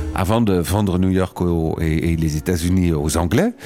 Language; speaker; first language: French; non-native, fluent; Dutch